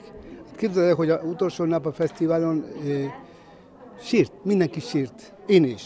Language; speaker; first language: Hungarian; non-native, fluent; Spanish